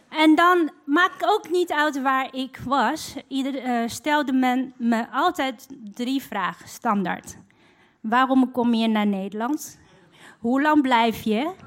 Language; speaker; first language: Dutch; non-native, fluent; Chinese